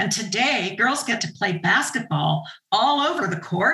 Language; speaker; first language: English; native; English